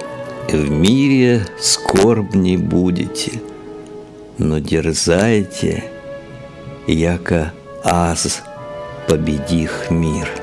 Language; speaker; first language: Russian; native; Russian